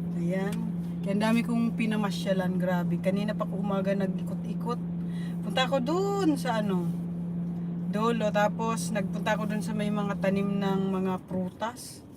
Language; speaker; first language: Filipino; non-native, local second language; Bikol